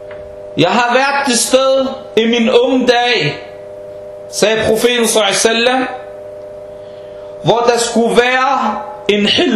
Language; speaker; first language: Danish; early bilingual, heritage; Danish